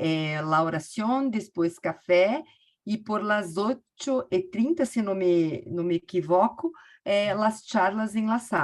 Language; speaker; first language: Spanish; non-native, learner; Portuguese